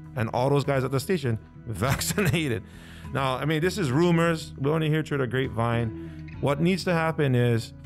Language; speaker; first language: English; native; English